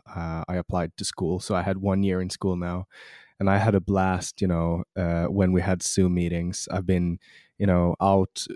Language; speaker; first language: English; non-native, fluent; Swedish